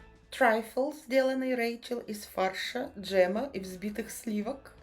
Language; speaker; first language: Russian; native; Russian